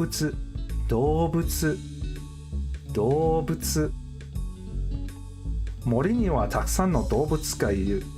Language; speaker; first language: Japanese; non-native, learner; English